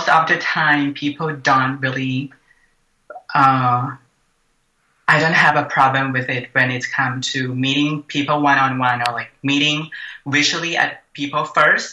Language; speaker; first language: English; non-native, fluent; Thai